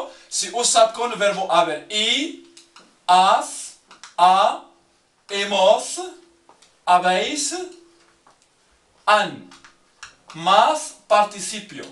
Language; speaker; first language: Spanish; non-native, fluent; Arabic